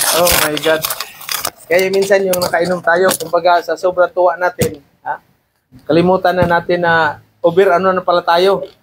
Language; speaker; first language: Filipino; non-native, local second language; Cebuano